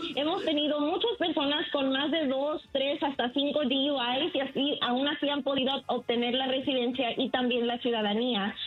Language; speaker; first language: Spanish; early bilingual, heritage; Spanish